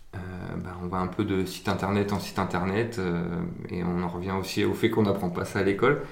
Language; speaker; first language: French; native; French